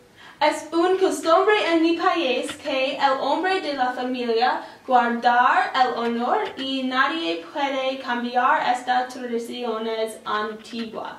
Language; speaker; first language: Spanish; non-native, learner; English